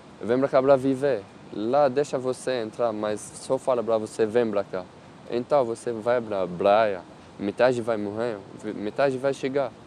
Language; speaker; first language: Portuguese; non-native, learner; Arabic